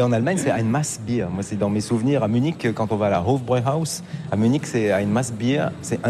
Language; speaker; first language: French; native; French